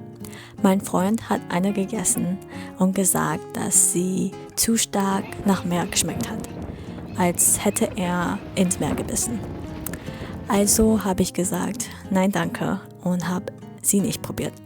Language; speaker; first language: German; non-native, fluent; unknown